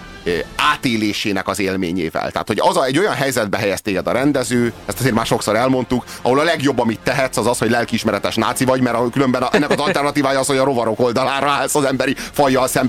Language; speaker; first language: Hungarian; native; Hungarian